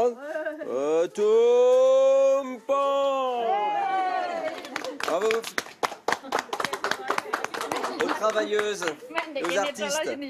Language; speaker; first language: French; native; French